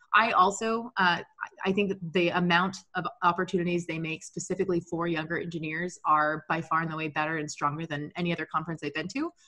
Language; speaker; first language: English; native; English